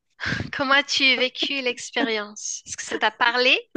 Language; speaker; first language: French; native; French